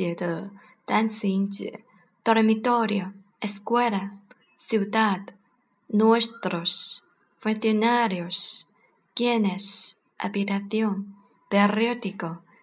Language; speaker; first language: Spanish; non-native, learner; Chinese